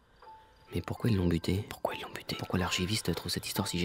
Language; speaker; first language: French; native; French